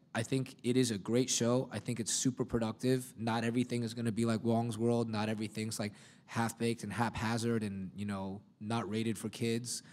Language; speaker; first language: English; native; English